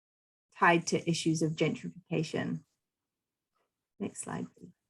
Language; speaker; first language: English; native; English